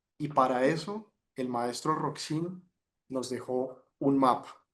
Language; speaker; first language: Spanish; native; Spanish